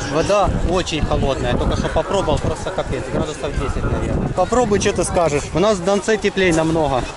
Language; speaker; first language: Russian; native; Russian